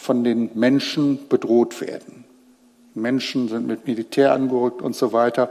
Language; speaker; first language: German; native; German